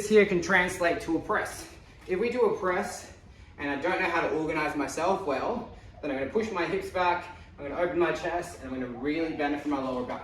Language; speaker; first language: English; native; English